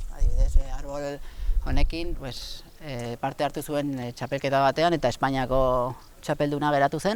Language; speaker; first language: Basque; non-native, local second language; Spanish